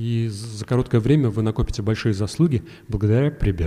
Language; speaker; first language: Russian; native; Russian